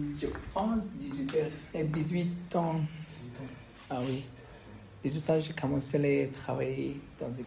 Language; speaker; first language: French; non-native, learner; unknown